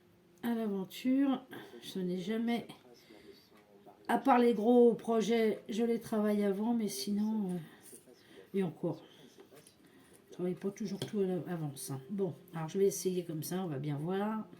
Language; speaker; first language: French; native; French